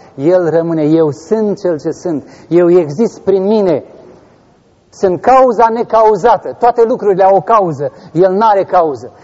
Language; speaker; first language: Romanian; native; Romanian